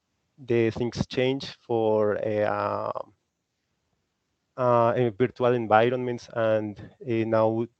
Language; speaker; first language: English; non-native, learner; Spanish